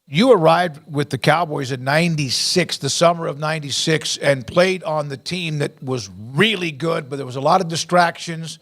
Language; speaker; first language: English; native; English